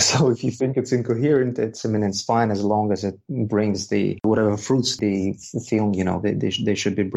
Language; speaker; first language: English; non-native, fluent; Russian